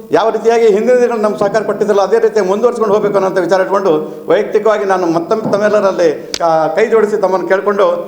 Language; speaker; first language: Kannada; native; Kannada